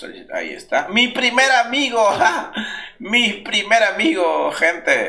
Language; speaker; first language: Spanish; native; Spanish